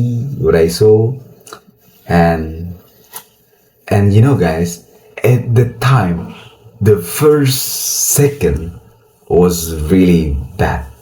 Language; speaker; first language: English; non-native, learner; Indonesian